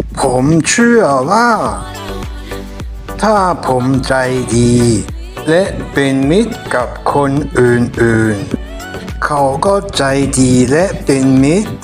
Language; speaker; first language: Thai; non-native, fluent; German